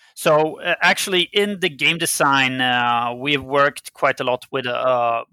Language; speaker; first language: English; non-native, fluent; Swedish